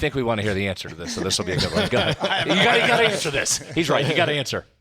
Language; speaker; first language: English; native; English